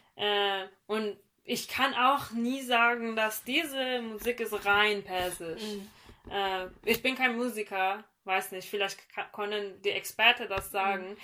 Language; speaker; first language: German; non-native, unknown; Persian